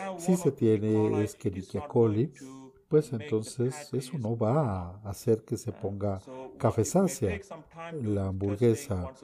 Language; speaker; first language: Spanish; non-native, fluent; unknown